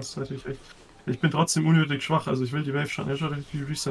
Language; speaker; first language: German; native; German